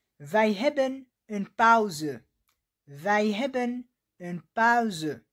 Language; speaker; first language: Dutch; non-native, fluent; Arabic